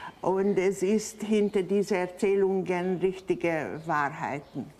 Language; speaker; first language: German; non-native, fluent; Hungarian